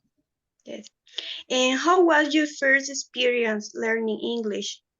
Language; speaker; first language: English; non-native, learner; Spanish